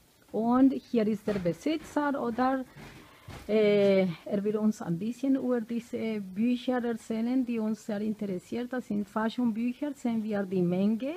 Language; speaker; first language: German; non-native, fluent; Spanish